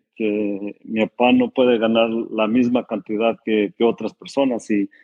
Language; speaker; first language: Spanish; early bilingual, heritage; Spanish